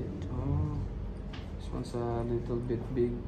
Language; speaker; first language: English; non-native, local second language; Cebuano